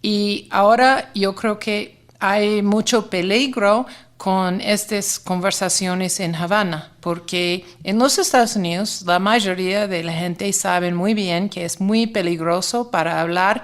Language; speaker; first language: Spanish; non-native, fluent; English